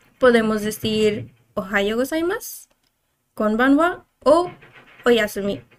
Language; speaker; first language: Spanish; native; Spanish